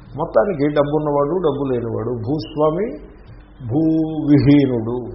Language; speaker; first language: Telugu; native; Telugu